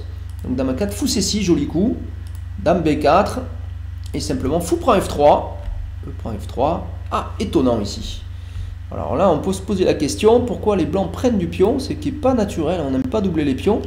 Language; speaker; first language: French; native; French